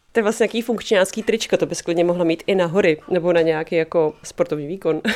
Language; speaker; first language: Czech; native; Czech